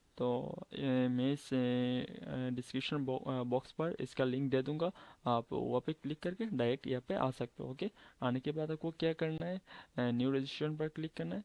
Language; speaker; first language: Hindi; non-native, local second language; Bangla